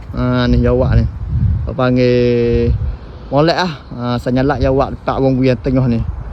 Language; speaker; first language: Malay; native; Malay